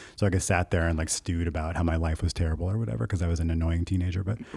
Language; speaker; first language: English; native; English